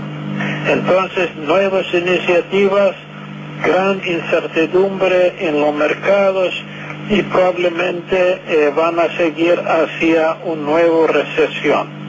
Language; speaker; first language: Spanish; non-native, fluent; English